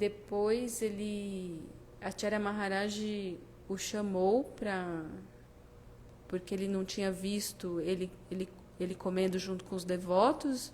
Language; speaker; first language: Portuguese; native; Portuguese